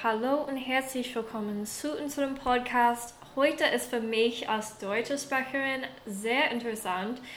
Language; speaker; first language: German; non-native, fluent; English